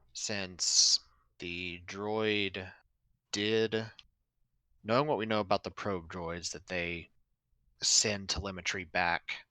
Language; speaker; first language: English; native; English